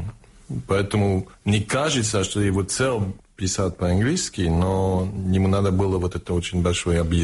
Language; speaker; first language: Russian; early bilingual, heritage; Russian